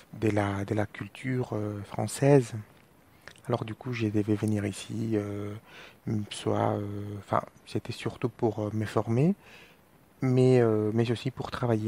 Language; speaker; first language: French; non-native, fluent; Spanish